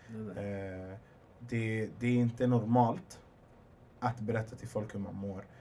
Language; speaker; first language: Swedish; native; Swedish